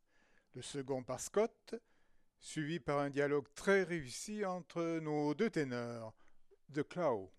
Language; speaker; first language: French; native; French